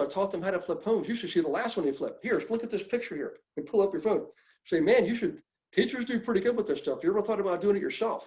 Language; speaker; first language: English; native; English